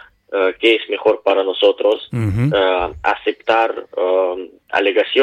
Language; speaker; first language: Spanish; non-native, learner; Ukrainian